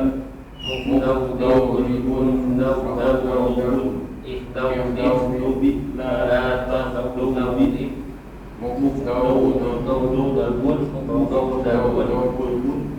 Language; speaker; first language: Arabic; non-native, learner; Indonesian